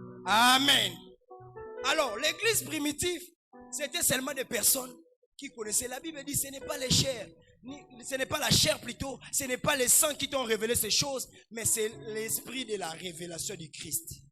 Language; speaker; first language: French; non-native, local second language; Lingala